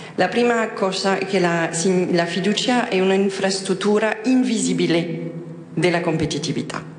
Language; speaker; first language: Italian; non-native, fluent; French